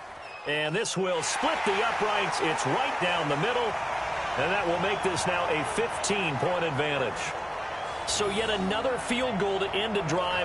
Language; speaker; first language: English; native; English